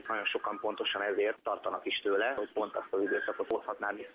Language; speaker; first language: Hungarian; native; Hungarian